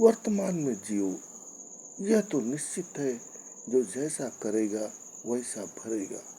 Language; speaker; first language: Hindi; native; Hindi